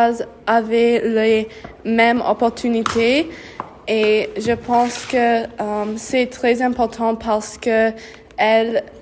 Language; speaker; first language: French; non-native, learner; English